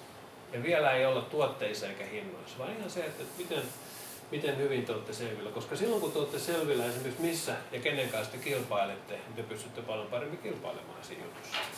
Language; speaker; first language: Finnish; native; Finnish